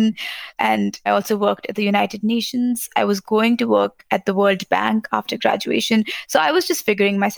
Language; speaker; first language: English; non-native, local second language; Hindi